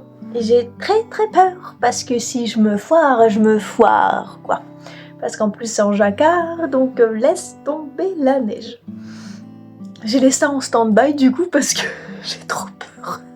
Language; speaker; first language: French; native; French